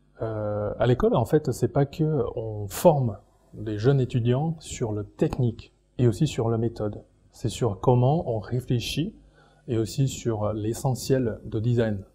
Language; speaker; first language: French; non-native, fluent; Chinese